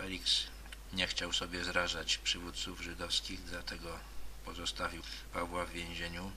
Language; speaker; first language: Polish; native; Polish